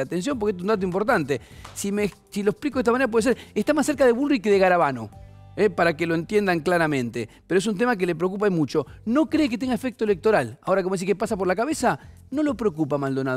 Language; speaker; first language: Spanish; native; Spanish